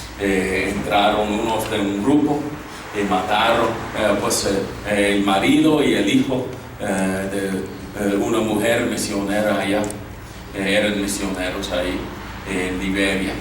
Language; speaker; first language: Spanish; non-native, fluent; English